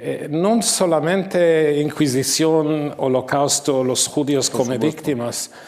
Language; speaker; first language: Spanish; non-native, fluent; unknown